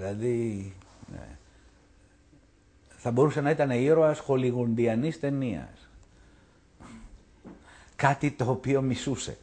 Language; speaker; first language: Greek; native; Greek